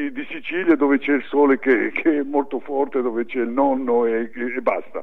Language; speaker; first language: Italian; early bilingual, heritage; French